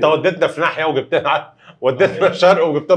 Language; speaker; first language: Arabic; native; Arabic